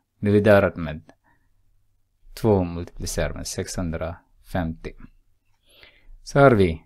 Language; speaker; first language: Swedish; non-native, fluent; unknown